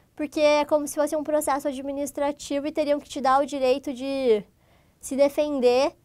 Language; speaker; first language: Portuguese; native; Portuguese